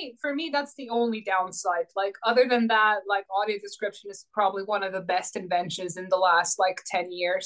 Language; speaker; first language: English; non-native, fluent; Croatian